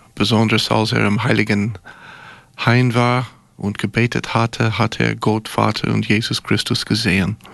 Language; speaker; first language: German; non-native, fluent; English